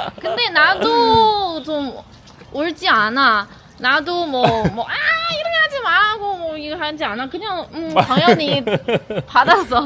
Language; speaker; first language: Korean; non-native, learner; Chinese